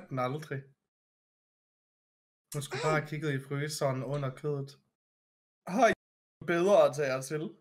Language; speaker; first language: Danish; native; Danish